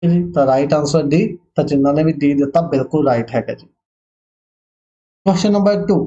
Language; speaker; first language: Hindi; non-native, local second language; Punjabi